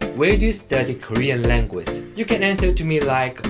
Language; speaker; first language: English; non-native, fluent; Korean